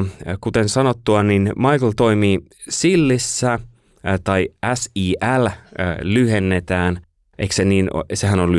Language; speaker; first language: Finnish; native; Finnish